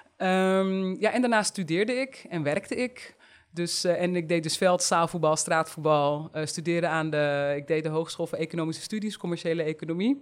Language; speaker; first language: Dutch; native; Dutch